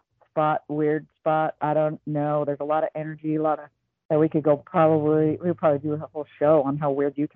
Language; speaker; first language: English; native; English